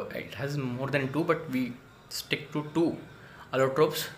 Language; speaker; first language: English; non-native, local second language; Kannada